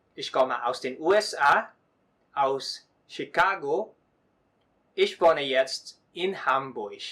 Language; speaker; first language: German; non-native, learner; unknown